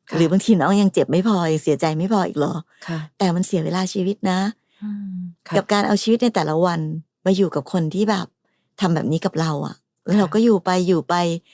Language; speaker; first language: Thai; native; Thai